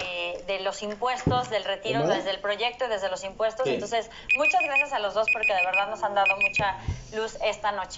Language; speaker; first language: Spanish; native; Spanish